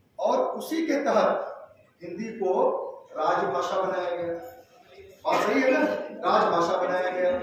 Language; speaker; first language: Hindi; native; Hindi